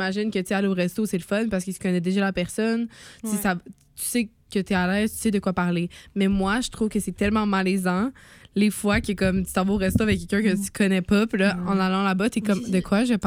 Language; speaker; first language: French; native; French